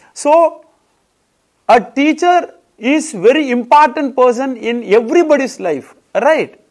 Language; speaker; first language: English; non-native, local second language; Tamil